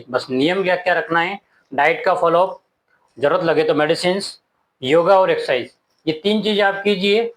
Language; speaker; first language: Hindi; native; Hindi